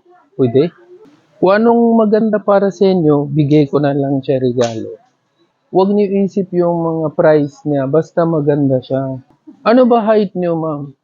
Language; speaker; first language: Filipino; non-native, learner; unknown